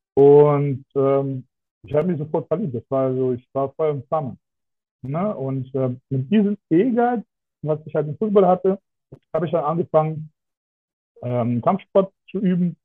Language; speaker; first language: German; non-native, fluent; Russian